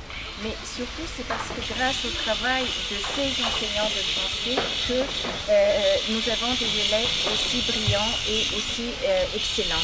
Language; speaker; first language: French; non-native, fluent; Bulgarian